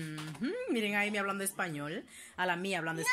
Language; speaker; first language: Spanish; native; Spanish